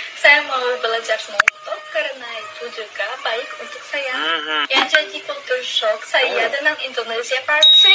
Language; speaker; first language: Indonesian; non-native, fluent; Russian